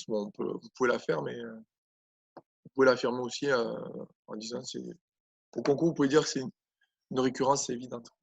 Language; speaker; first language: French; native; French